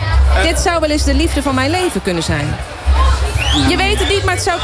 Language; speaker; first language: Dutch; native; Dutch